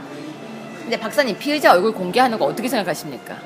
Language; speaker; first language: Korean; native; Korean